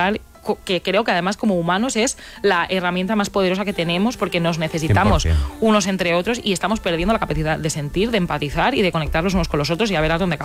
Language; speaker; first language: Spanish; native; Spanish